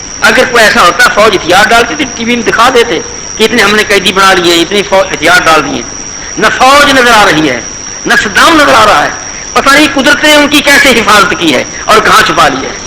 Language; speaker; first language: Urdu; non-native, local second language; Punjabi